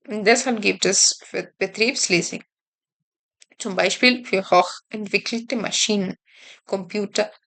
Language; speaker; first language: German; non-native, learner; Spanish